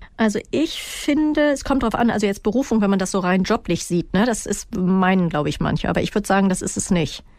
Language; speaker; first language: German; native; German